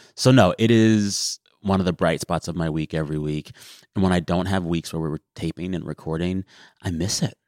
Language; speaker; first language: English; native; English